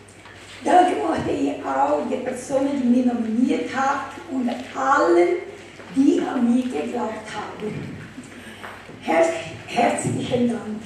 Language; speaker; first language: German; non-native, fluent; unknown